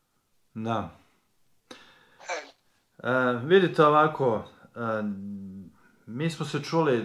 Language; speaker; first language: Croatian; native; Croatian